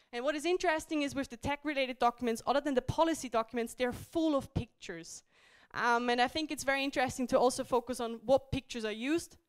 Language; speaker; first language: English; non-native, fluent; German